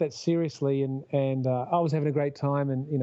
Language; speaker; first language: English; native; English